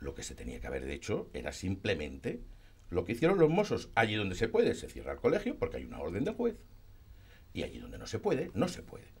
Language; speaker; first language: Spanish; non-native, local second language; Catalan